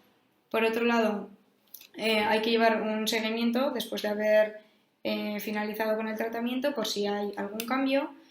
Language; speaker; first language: Spanish; native; Spanish